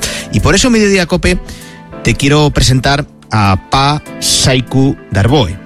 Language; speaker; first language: Spanish; native; Spanish